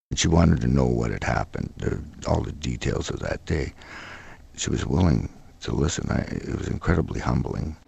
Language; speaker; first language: English; native; English